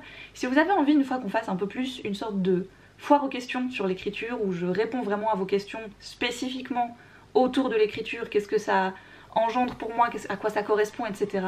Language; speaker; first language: French; native; French